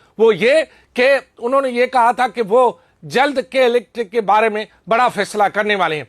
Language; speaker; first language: Urdu; non-native, local second language; Sindhi